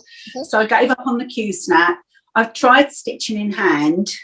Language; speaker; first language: English; native; English